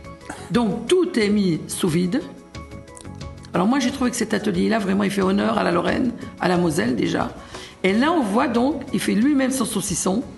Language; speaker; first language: French; native; French